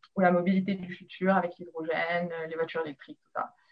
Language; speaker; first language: French; non-native, local second language; Arabic